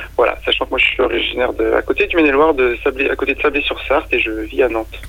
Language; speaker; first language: French; native; French